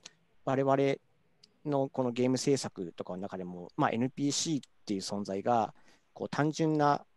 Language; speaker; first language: Japanese; native; Japanese